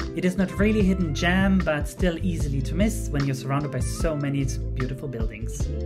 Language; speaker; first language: English; non-native, fluent; Dutch